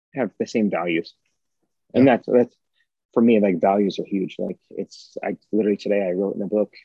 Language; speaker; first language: English; native; English